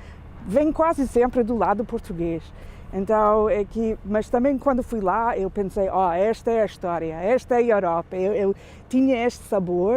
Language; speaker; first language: Portuguese; non-native, fluent; English